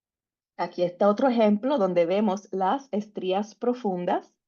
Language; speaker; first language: Spanish; native; Spanish